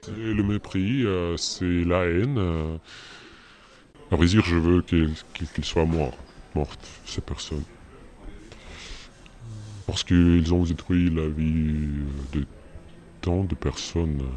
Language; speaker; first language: French; non-native, fluent; Russian